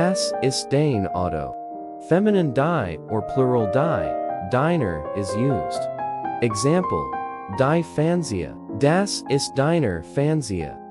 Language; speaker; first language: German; non-native, learner; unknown